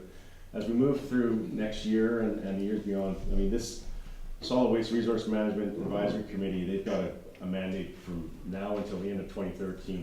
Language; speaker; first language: English; native; English